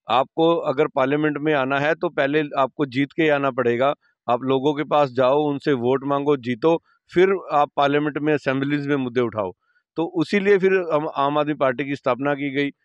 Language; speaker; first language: Hindi; native; Hindi